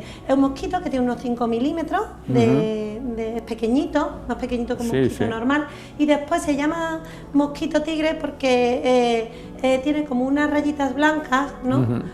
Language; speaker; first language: Spanish; native; Spanish